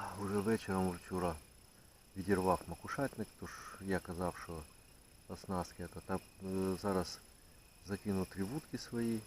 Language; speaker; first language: Ukrainian; native; Ukrainian